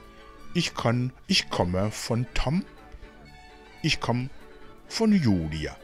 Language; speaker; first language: German; non-native, fluent; Rundi